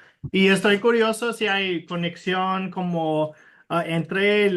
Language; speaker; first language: Spanish; non-native, learner; English